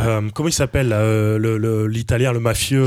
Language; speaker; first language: French; native; French